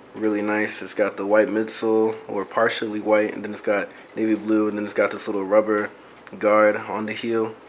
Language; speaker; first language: English; native; English